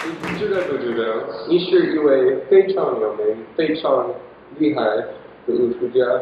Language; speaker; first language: Chinese; non-native, learner; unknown